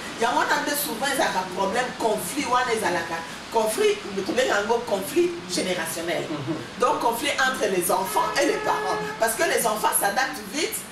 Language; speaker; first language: French; non-native, local second language; Lingala